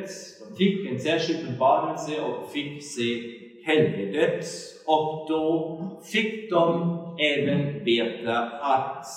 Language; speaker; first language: Swedish; non-native, fluent; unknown